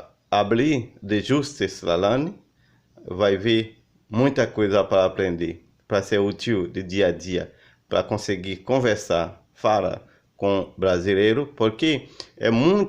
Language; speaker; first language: Portuguese; non-native, learner; Haitian Creole